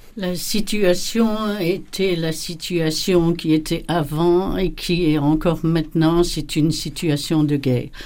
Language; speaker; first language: French; native; French